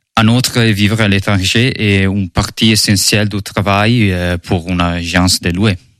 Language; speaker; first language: French; non-native, learner; Italian